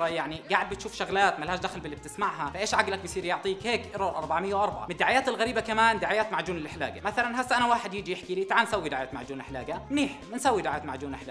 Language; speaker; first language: Arabic; native; Arabic